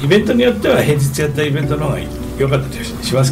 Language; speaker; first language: Japanese; native; Japanese